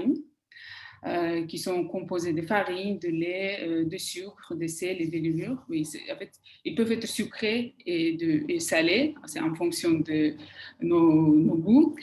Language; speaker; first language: French; non-native, fluent; Kazakh